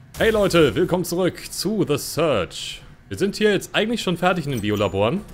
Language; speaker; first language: German; non-native, fluent; English